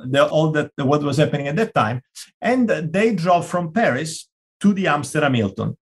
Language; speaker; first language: English; non-native, fluent; Italian